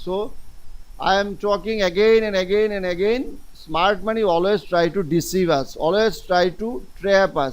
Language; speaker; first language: English; non-native, local second language; Bangla